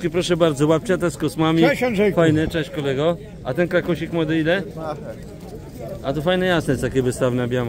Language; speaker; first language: Polish; native; Polish